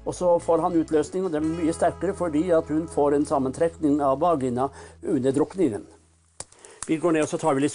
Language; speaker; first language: Norwegian; native; Norwegian